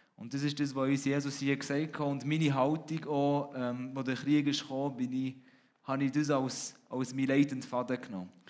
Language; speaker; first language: German; native; German